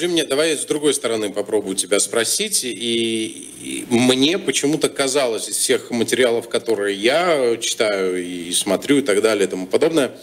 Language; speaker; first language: Russian; native; Russian